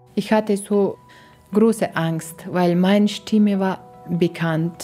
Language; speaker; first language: German; non-native, learner; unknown